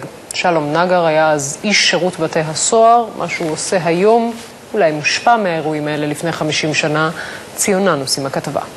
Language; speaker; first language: Hebrew; native; Hebrew